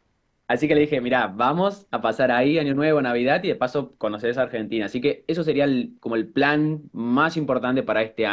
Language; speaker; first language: Spanish; native; Spanish